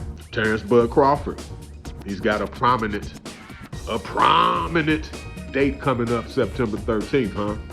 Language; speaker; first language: English; native; English